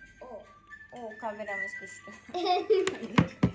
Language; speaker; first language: Turkish; non-native, fluent; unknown